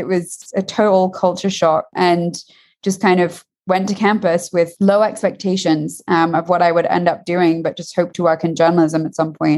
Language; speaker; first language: English; native; English